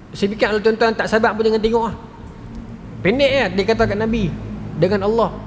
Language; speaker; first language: Malay; native; Malay